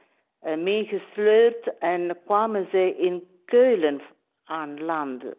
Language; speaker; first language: Dutch; non-native, learner; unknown